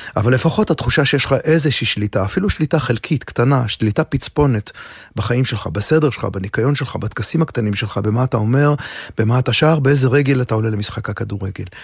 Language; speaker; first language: Hebrew; native; Hebrew